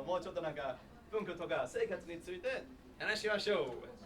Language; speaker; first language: Japanese; non-native, learner; English